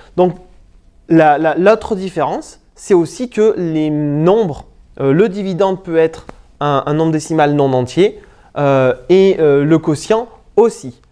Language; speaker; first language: French; native; French